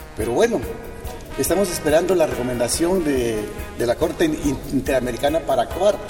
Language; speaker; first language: Spanish; non-native, local second language; Zapotec